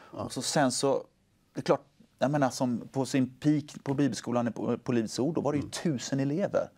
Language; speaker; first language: Swedish; native; Swedish